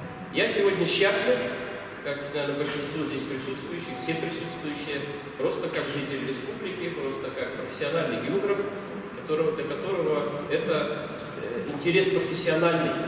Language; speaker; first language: Russian; native; Russian